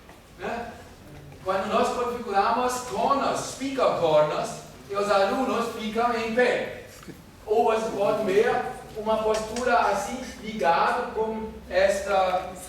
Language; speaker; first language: Portuguese; non-native, fluent; German